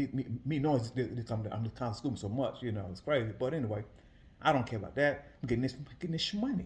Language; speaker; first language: English; native; English